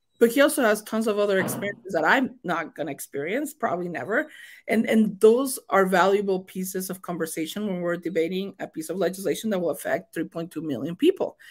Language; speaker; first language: English; non-native, fluent; Spanish